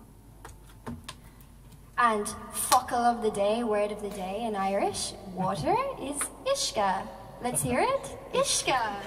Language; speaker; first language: English; non-native, local second language; Irish